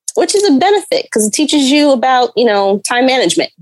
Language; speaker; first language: English; native; English